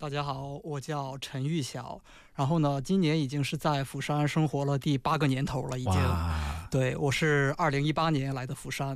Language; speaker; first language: Chinese; native; Chinese